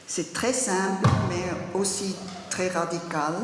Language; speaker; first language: French; non-native, learner; German